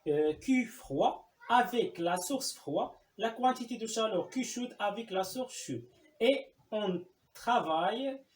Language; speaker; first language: French; non-native, local second language; Arabic